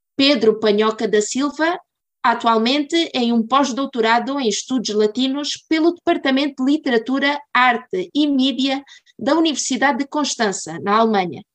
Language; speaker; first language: Portuguese; early bilingual, heritage; Portuguese